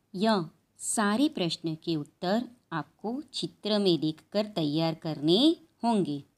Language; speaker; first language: Hindi; non-native, local second language; Gujarati